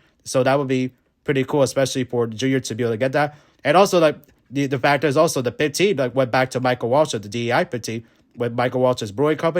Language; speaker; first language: English; native; English